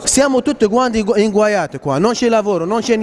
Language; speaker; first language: Italian; non-native, fluent; Arabic